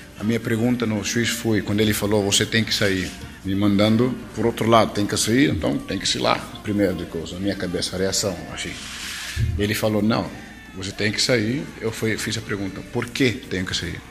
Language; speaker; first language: Portuguese; non-native, fluent; Dutch